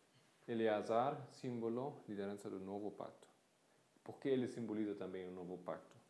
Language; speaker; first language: Portuguese; non-native, fluent; Spanish